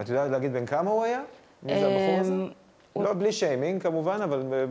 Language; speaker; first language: Hebrew; native; Hebrew